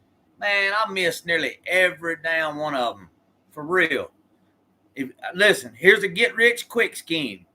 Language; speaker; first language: English; native; English